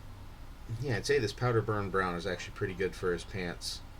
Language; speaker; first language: English; native; English